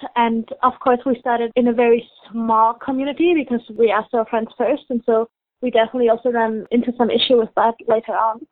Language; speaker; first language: English; non-native, fluent; German